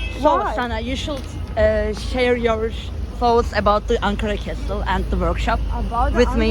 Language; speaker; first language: English; non-native, local second language; Turkish